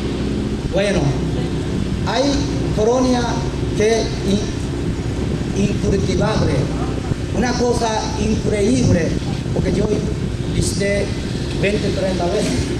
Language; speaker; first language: Spanish; non-native, learner; Japanese